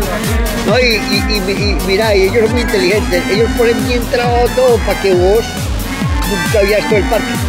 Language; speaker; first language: Spanish; native; Spanish